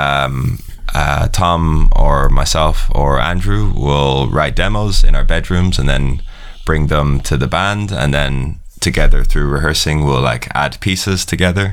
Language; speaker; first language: English; native; English